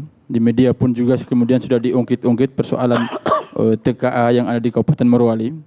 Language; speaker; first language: Indonesian; native; Indonesian